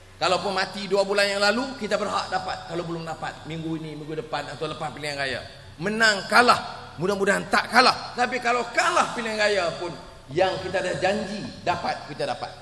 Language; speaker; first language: Malay; native; Malay